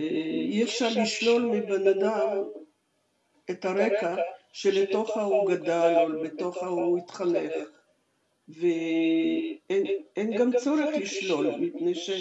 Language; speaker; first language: Hebrew; non-native, fluent; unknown